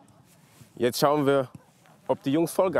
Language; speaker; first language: German; native; German